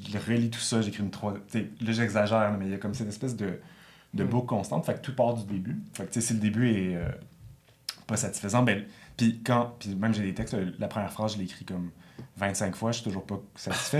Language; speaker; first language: French; native; French